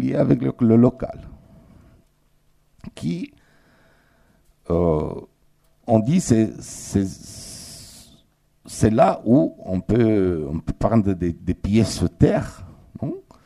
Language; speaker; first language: French; non-native, fluent; Romanian